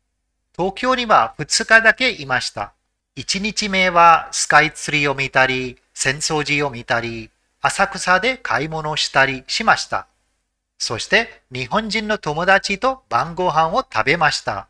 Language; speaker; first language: Japanese; non-native, fluent; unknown